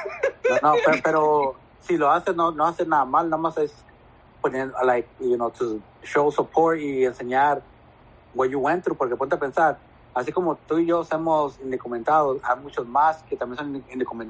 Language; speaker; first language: Spanish; native; Spanish